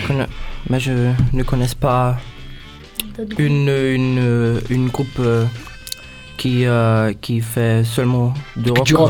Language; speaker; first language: French; non-native, learner; German